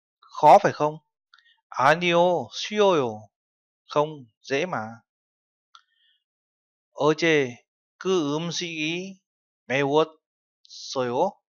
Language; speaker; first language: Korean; non-native, fluent; Vietnamese